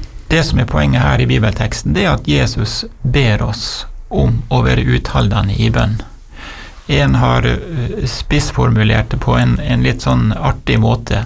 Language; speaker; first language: Norwegian; native; Norwegian